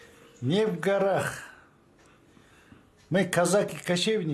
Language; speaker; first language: Russian; non-native, local second language; Kazakh